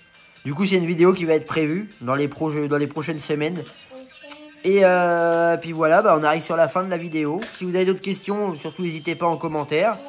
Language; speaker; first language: French; native; French